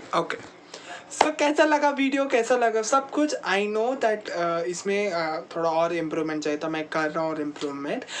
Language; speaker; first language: Hindi; non-native, local second language; Kannada